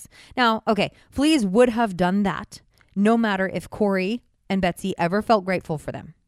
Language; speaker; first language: English; native; English